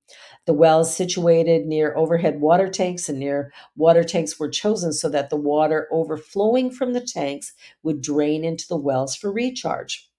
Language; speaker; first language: English; native; English